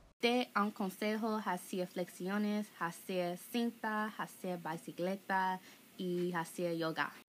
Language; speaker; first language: Spanish; non-native, learner; English